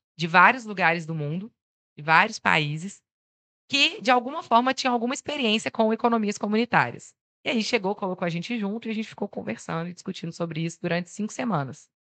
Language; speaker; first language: Portuguese; native; Portuguese